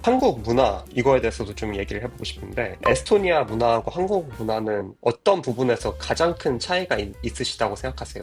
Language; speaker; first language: Korean; native; Korean